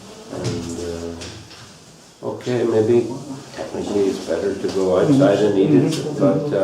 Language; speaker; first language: English; non-native, fluent; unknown